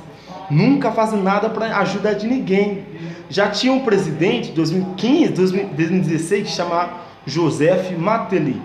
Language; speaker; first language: Portuguese; non-native, learner; Haitian Creole